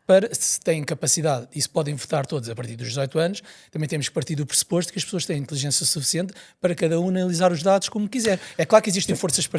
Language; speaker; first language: Portuguese; native; Portuguese